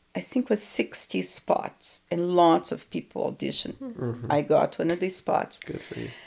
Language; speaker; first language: English; non-native, fluent; Portuguese